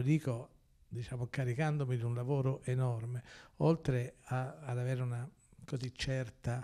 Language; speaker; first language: Italian; native; Italian